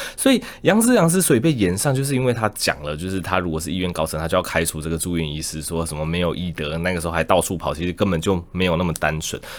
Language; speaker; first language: Chinese; native; Chinese